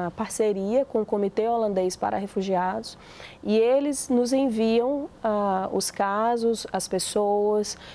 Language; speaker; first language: Portuguese; native; Portuguese